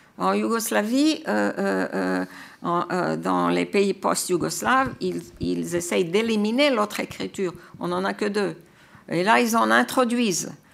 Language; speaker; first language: French; non-native, fluent; Croatian